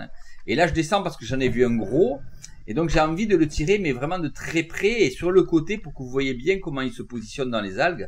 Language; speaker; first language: French; native; French